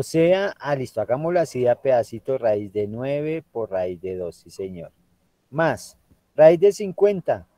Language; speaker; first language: Spanish; native; Spanish